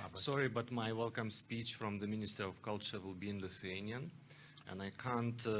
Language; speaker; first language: English; non-native, fluent; Lithuanian